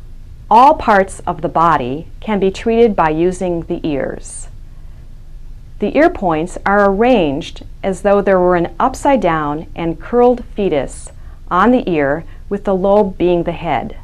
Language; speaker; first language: English; native; English